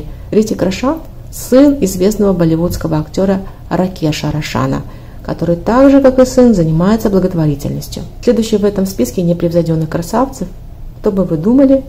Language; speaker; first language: Russian; native; Russian